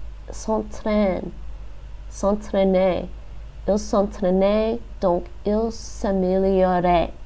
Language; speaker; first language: French; non-native, learner; English